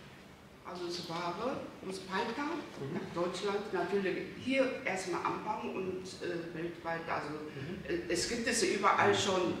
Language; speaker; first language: German; non-native, learner; Korean